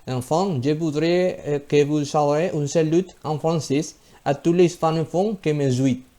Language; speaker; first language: French; non-native, learner; Spanish